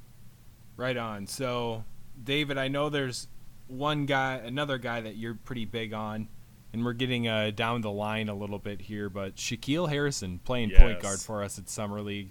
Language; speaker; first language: English; native; English